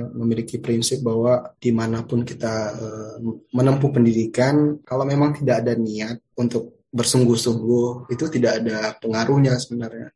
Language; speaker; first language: Indonesian; non-native, local second language; Iban